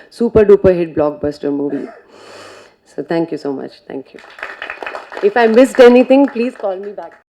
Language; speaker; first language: Tamil; non-native, fluent; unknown